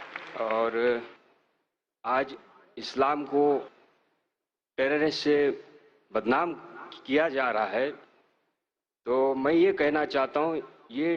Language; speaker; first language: Hindi; non-native, local second language; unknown